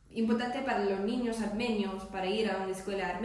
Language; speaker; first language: Spanish; non-native, learner; English